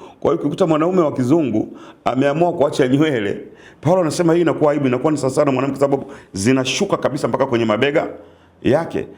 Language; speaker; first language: Swahili; native; Swahili